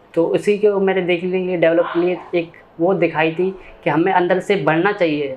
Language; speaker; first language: Hindi; native; Hindi